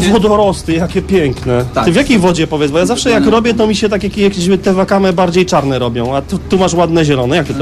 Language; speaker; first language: Polish; native; Polish